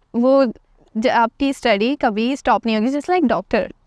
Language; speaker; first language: Urdu; native; Urdu